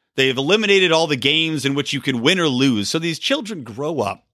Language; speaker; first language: English; native; English